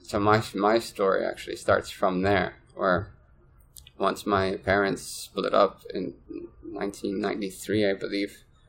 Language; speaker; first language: English; native; English